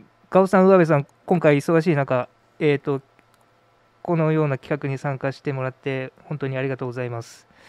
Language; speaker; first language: Japanese; native; Japanese